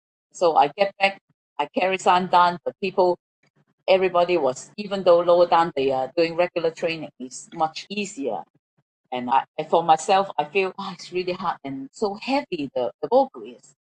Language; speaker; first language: English; non-native, local second language; Cantonese